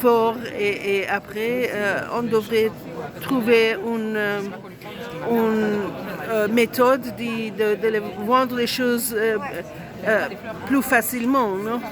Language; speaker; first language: French; non-native, learner; Italian